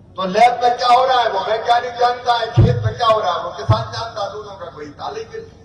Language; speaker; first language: Hindi; native; Hindi